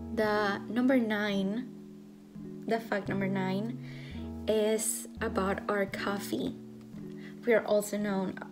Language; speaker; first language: English; non-native, fluent; Spanish